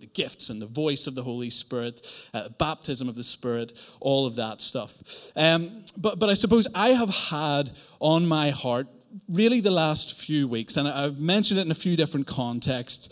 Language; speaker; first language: English; native; English